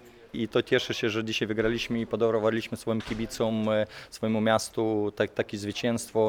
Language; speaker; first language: Polish; non-native, fluent; Lithuanian